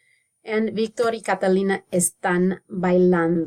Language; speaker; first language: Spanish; non-native, fluent; English